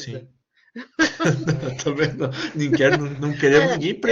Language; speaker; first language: Portuguese; native; Portuguese